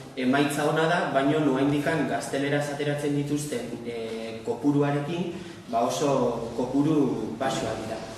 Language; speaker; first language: Basque; native; Basque